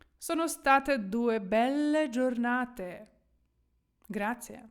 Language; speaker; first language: Italian; non-native, fluent; Ukrainian